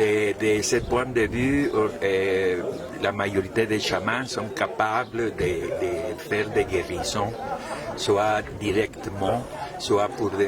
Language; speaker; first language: French; non-native, fluent; Spanish